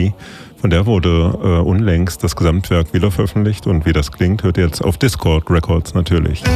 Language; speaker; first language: German; native; German